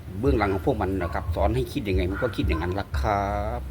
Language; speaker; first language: Thai; native; Thai